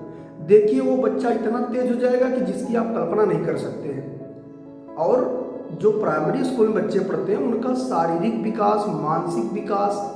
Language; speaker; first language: Hindi; native; Hindi